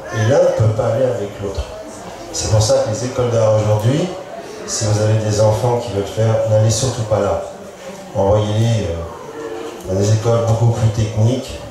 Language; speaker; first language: French; native; French